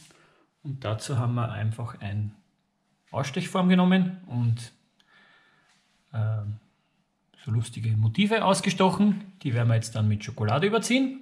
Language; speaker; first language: German; native; German